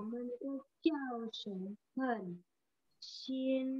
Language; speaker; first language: Chinese; non-native, learner; Indonesian